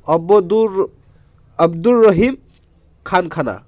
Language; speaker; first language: Hindi; non-native, local second language; Assamese